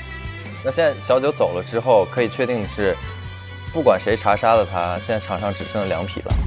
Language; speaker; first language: Chinese; native; Chinese